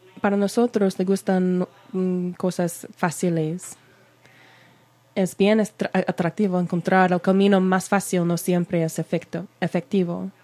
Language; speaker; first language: Spanish; non-native, learner; English